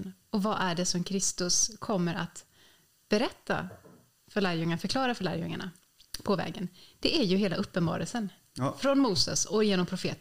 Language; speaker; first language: Swedish; native; Swedish